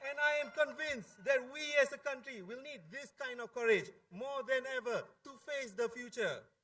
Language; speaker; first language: English; non-native, local second language; Malay